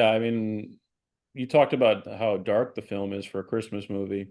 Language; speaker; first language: English; native; English